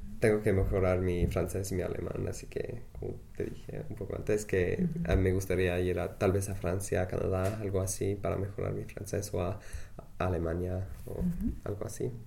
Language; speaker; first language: Spanish; non-native, fluent; English